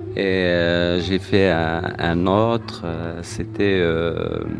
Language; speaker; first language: French; non-native, local second language; Arabic